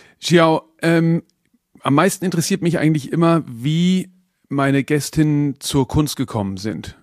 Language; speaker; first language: German; native; German